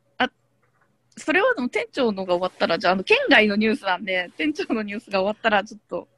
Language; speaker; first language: Japanese; native; Japanese